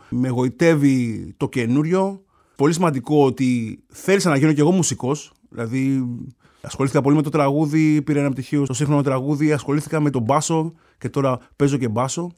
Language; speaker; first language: Greek; early bilingual, other home language; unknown